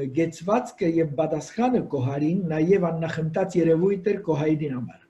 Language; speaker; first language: Armenian; early bilingual, heritage; Armenian